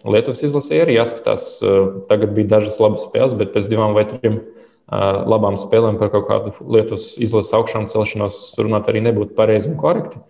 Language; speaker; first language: Latvian; early bilingual, other home language; Lithuanian